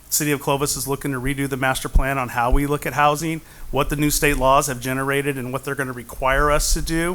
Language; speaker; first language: English; native; English